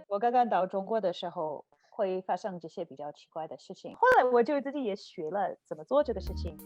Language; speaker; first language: Chinese; non-native, fluent; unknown